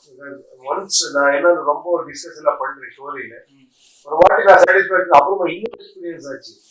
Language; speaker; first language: Tamil; non-native, learner; Kannada